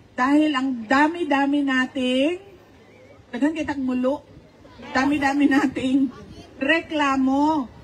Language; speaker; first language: Filipino; non-native, local second language; Cebuano